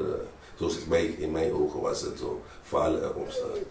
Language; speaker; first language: Dutch; non-native, fluent; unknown